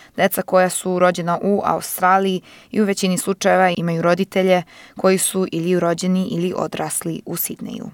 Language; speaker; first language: Serbian; early bilingual, heritage; Serbian